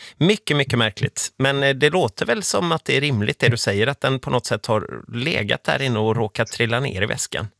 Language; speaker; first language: Swedish; native; Swedish